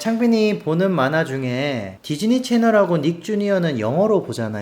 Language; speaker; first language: Korean; native; Korean